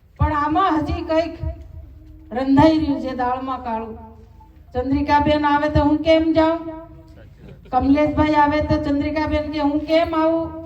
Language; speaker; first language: Gujarati; non-native, local second language; Bhili